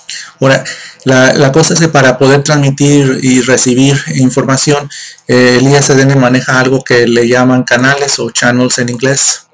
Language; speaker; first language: Spanish; native; Spanish